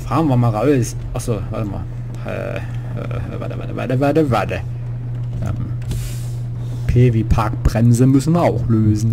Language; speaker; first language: German; native; German